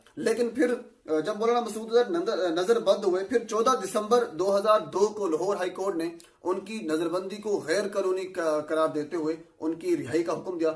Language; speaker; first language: Urdu; non-native, local second language; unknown